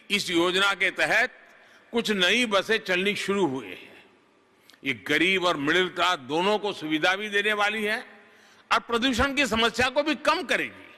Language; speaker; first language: Hindi; non-native, local second language; Gujarati